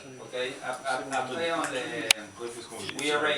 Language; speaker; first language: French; non-native, learner; Spanish